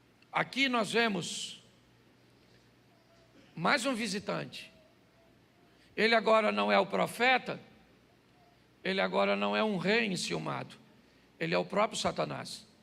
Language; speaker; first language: Portuguese; native; Portuguese